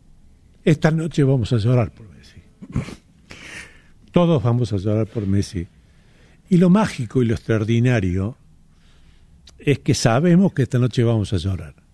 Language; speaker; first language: Spanish; native; Spanish